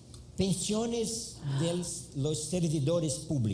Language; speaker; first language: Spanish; non-native, learner; Portuguese